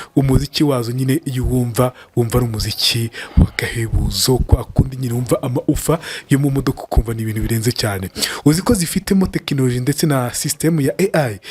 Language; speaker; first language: Kinyarwanda; native; Kinyarwanda